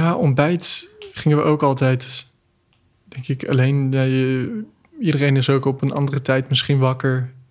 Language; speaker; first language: Dutch; non-native, fluent; English